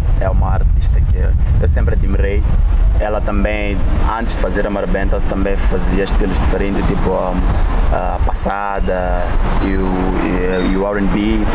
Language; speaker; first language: Portuguese; non-native, local second language; Tsonga